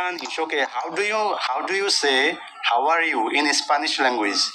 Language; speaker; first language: English; non-native, learner; Bangla